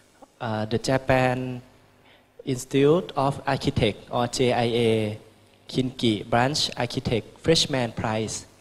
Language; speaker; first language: English; non-native, learner; Thai